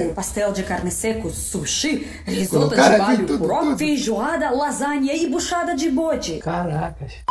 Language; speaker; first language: Portuguese; non-native, fluent; Russian